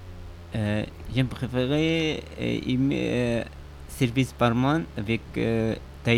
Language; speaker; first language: French; non-native, learner; Arabic